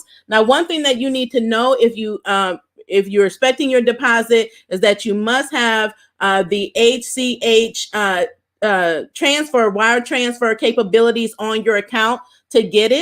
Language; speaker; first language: English; native; English